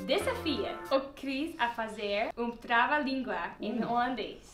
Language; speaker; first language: Portuguese; non-native, learner; Dutch